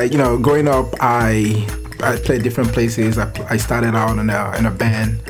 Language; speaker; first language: English; non-native, local second language; Yoruba